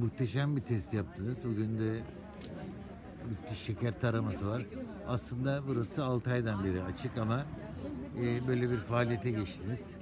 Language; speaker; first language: Turkish; native; Turkish